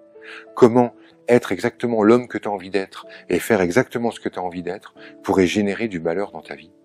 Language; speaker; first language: French; native; French